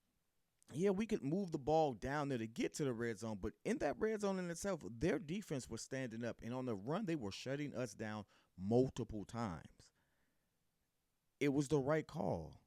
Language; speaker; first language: English; native; English